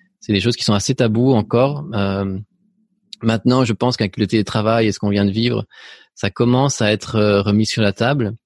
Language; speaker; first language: French; early bilingual, other home language; Spanish